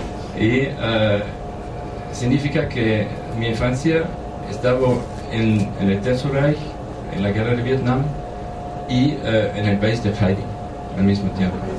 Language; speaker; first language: Spanish; non-native, fluent; German